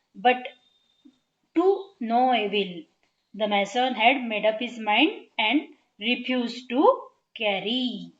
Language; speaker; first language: English; non-native, local second language; Marathi